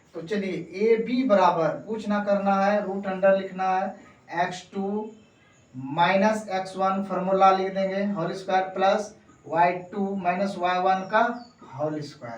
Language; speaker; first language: Hindi; native; Hindi